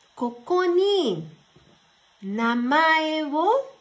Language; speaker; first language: Portuguese; early bilingual, heritage; Japanese